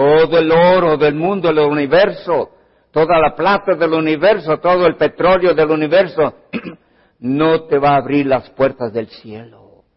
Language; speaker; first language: Spanish; early bilingual, heritage; Spanish